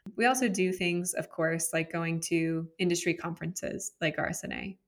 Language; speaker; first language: English; native; English